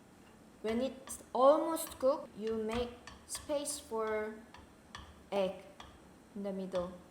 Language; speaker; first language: English; non-native, fluent; Korean